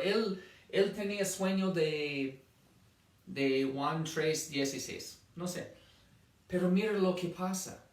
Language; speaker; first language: Spanish; non-native, fluent; English